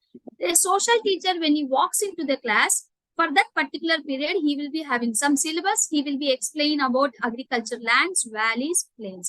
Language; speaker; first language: English; non-native, local second language; Telugu